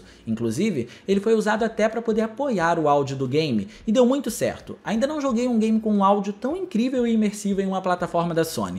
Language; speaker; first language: Portuguese; native; Portuguese